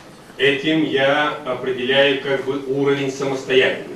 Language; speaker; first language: Russian; native; Russian